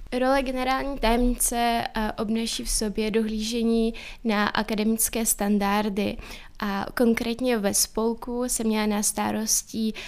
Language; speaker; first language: Czech; early bilingual, other home language; Ukrainian